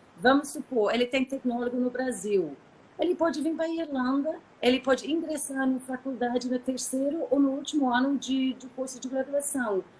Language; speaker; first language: Portuguese; non-native, fluent; English